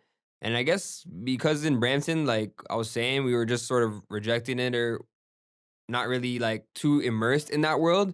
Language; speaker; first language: English; early bilingual, other home language; Gujarati